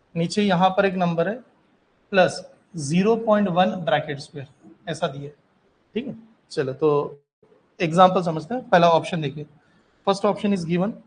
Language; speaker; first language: Hindi; non-native, local second language; Marathi